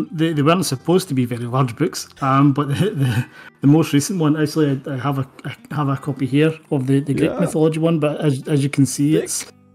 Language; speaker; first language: English; native; English